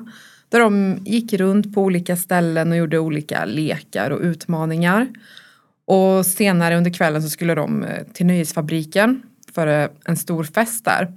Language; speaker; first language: Swedish; native; Swedish